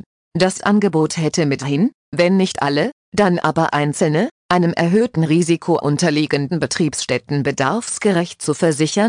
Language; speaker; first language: German; native; German